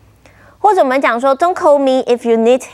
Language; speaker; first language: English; non-native, fluent; Chinese